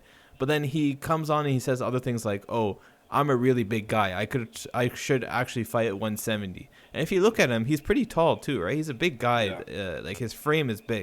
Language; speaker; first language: English; native; English